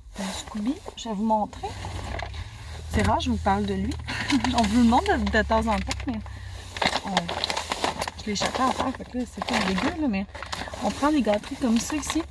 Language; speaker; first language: French; native; French